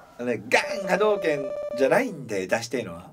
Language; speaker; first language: Japanese; native; Japanese